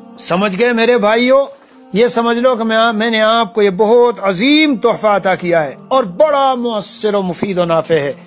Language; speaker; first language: Urdu; native; Urdu